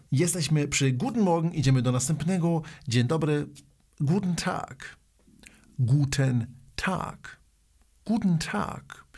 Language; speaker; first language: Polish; native; Polish